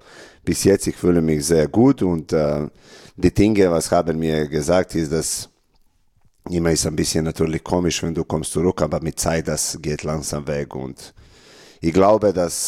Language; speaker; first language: German; non-native, learner; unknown